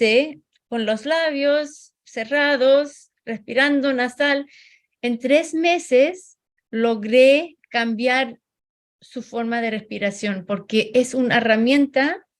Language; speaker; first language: Spanish; non-native, fluent; English